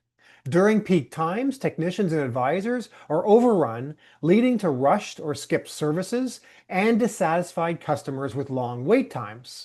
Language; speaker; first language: English; native; English